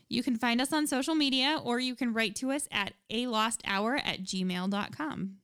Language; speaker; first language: English; native; English